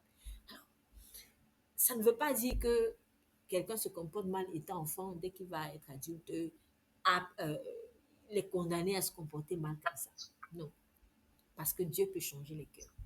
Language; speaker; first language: French; native; French